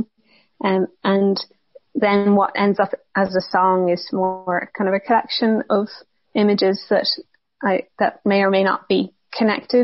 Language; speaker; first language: English; native; English